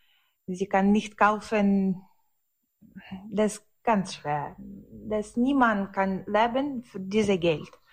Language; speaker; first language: German; non-native, learner; Ukrainian